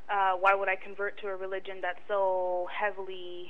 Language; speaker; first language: English; native; English